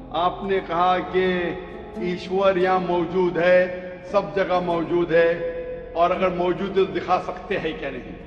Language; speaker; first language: Urdu; non-native, local second language; Konkani